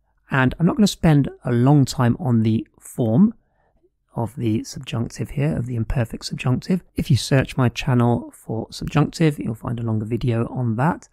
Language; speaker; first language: English; native; English